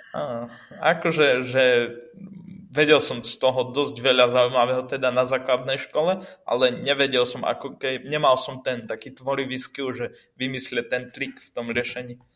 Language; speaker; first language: Slovak; native; Slovak